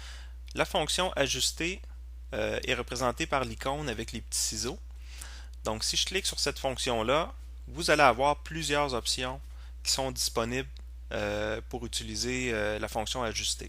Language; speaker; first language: French; native; French